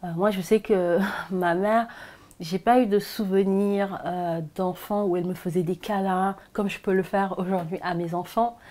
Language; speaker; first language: French; non-native, local second language; Wolof